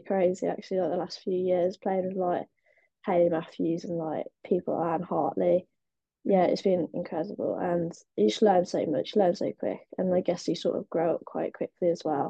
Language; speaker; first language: English; native; English